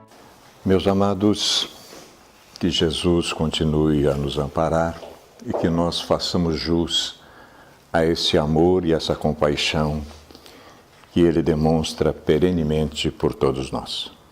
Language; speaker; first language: Portuguese; native; Portuguese